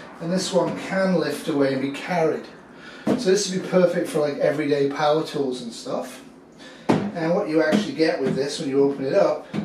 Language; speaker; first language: English; native; English